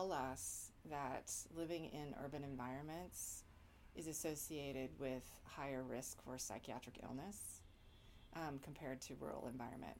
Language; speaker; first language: English; native; English